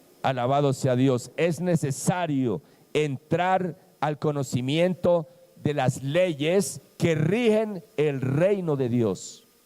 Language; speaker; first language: Spanish; native; Spanish